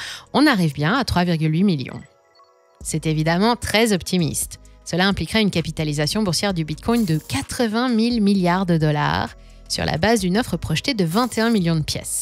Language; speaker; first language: French; native; French